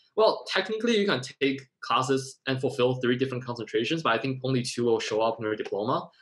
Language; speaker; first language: English; non-native, fluent; Chinese